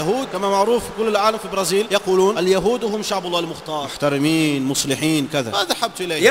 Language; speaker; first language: Arabic; non-native, fluent; Portuguese